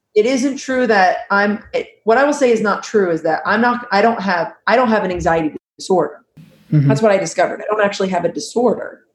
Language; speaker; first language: English; native; English